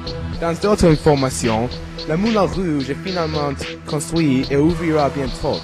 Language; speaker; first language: French; non-native, learner; English